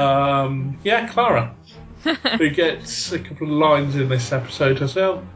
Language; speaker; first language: English; native; English